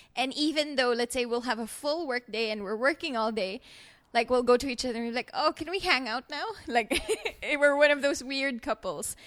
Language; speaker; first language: English; non-native, local second language; Filipino